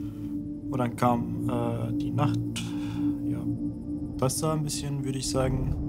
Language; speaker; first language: German; non-native, fluent; Arabic